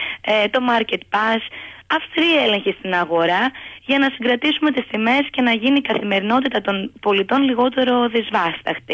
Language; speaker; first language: Greek; native; Greek